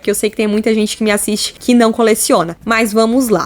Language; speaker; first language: Portuguese; native; Portuguese